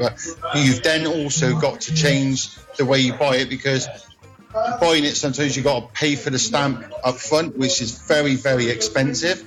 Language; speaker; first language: English; native; English